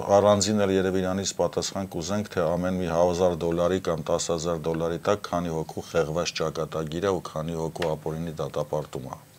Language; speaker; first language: Armenian; native; Armenian